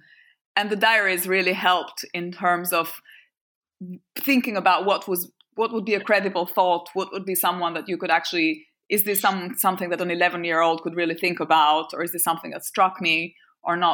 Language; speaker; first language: English; non-native, fluent; French